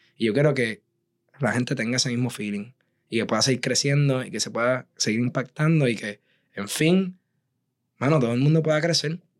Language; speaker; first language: Spanish; native; Spanish